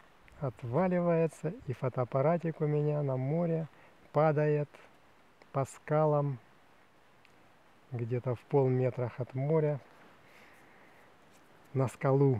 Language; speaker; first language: Russian; native; Russian